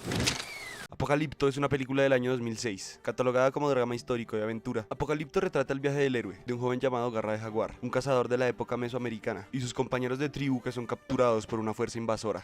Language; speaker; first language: Spanish; native; Spanish